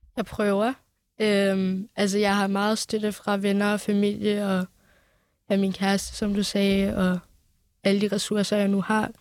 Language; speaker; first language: Danish; early bilingual, other home language; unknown